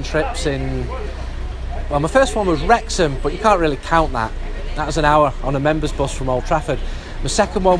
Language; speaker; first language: English; native; English